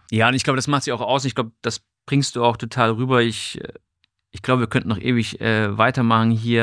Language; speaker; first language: German; native; German